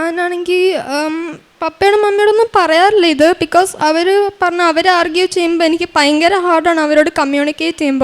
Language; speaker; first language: Malayalam; early bilingual, heritage; Malayalam